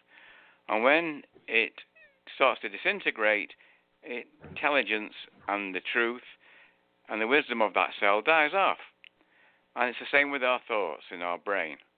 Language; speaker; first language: English; native; English